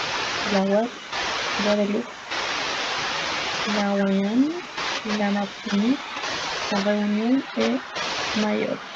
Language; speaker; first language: French; non-native, learner; Spanish